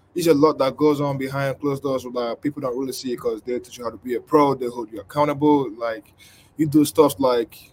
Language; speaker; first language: English; non-native, local second language; Igbo